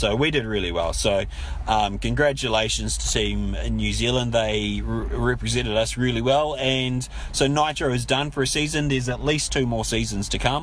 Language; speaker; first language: English; native; English